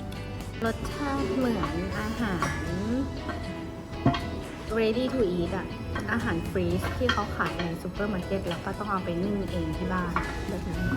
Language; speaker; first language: Thai; native; Thai